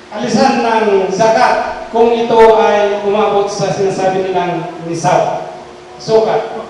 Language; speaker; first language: Filipino; non-native, local second language; Pangasinan